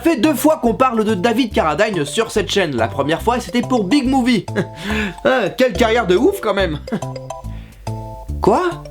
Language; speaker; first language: French; native; French